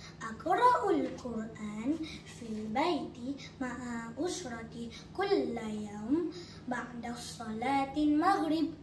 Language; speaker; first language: Arabic; non-native, learner; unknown